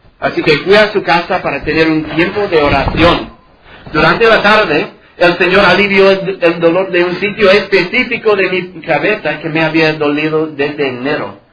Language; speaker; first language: Spanish; non-native, fluent; English